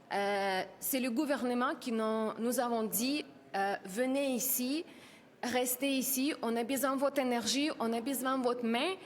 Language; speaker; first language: French; non-native, learner; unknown